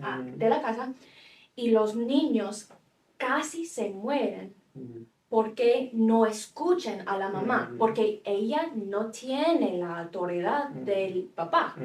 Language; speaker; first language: Spanish; non-native, fluent; English